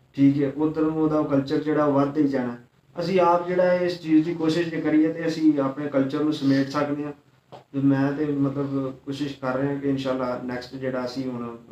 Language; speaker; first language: Punjabi; native; Punjabi